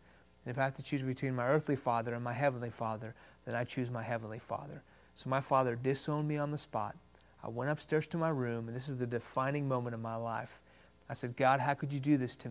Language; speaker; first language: English; early bilingual, other home language; Persian